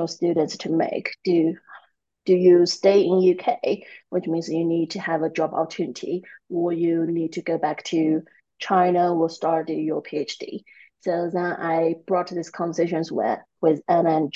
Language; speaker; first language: English; non-native, fluent; Chinese